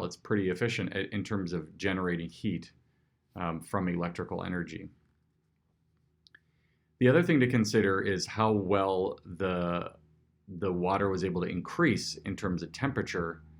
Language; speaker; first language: English; native; English